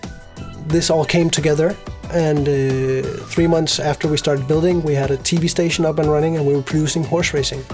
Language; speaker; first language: English; non-native, fluent; Danish